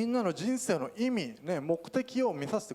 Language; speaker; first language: Japanese; native; Japanese